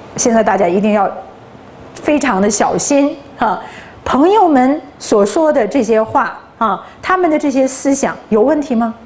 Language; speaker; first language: Chinese; native; Chinese